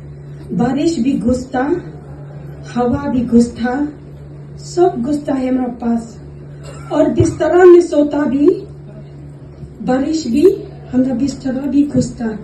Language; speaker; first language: Hindi; non-native, local second language; Khasi